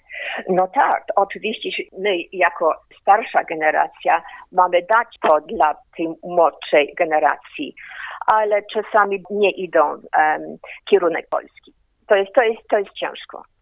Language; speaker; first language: Polish; early bilingual, heritage; Polish